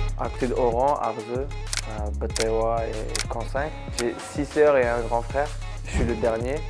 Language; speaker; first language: French; early bilingual, other home language; Arabic